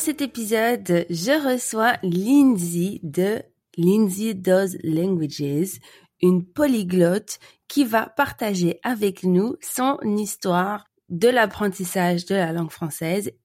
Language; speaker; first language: French; native; French